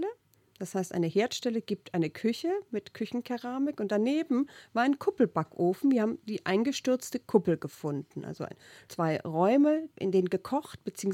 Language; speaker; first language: German; native; German